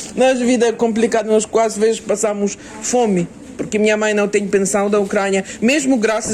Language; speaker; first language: Portuguese; non-native, learner; Ukrainian